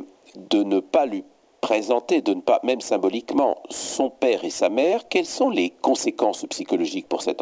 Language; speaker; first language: French; native; French